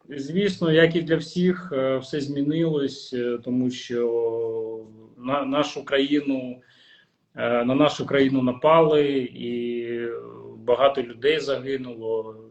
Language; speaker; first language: Ukrainian; non-native, local second language; Russian